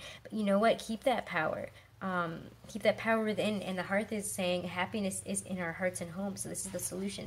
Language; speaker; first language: English; native; English